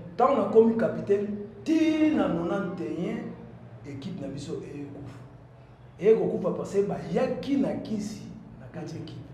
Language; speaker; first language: Lingala; native; Lingala